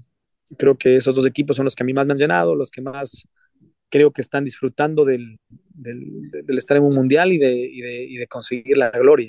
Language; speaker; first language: Spanish; native; Spanish